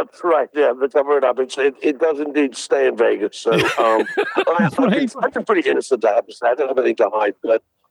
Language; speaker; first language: English; native; English